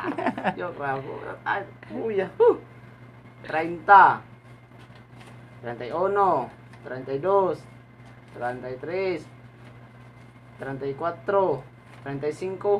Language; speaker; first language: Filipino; non-native, local second language; Cebuano